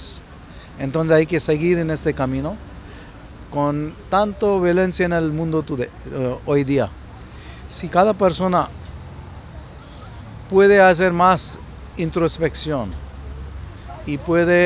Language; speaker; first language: Spanish; non-native, fluent; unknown